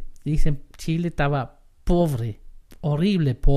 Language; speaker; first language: Spanish; non-native, learner; German